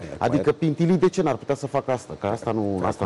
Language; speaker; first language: Romanian; native; Romanian